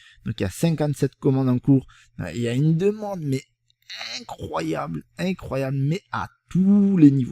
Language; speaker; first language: French; native; French